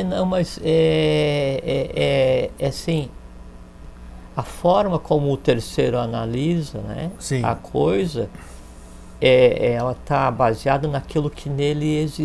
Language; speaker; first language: Portuguese; native; Portuguese